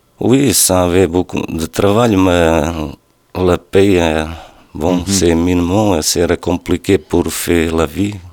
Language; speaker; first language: French; non-native, learner; Portuguese